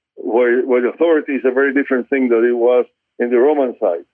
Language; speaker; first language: English; non-native, fluent; Spanish